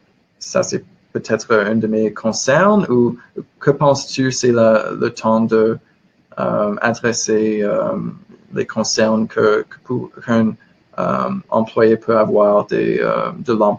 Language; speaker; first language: French; non-native, learner; English